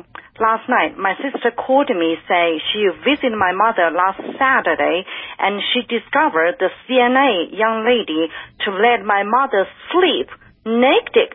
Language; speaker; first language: English; non-native, fluent; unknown